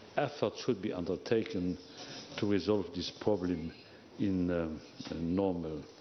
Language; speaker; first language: English; non-native, fluent; Luxembourgish